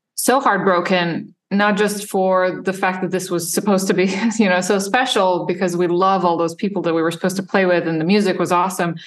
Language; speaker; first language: English; non-native, fluent; Serbian